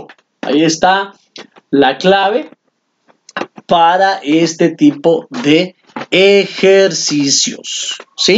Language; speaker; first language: Spanish; native; Spanish